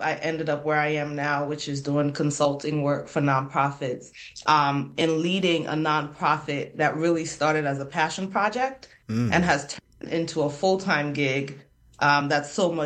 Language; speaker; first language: English; non-native, local second language; Krio